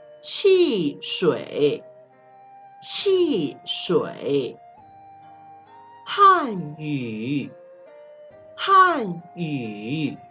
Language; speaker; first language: Chinese; non-native, fluent; Thai